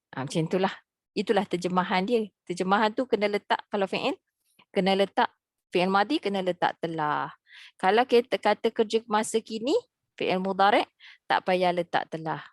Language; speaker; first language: Malay; native; Malay